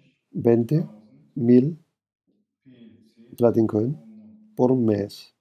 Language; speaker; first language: Spanish; non-native, fluent; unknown